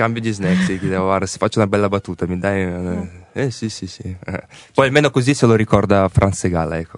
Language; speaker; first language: Italian; early bilingual, other home language; Russian